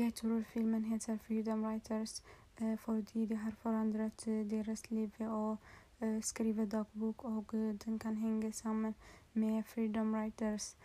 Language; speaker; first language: Swedish; non-native, learner; Norwegian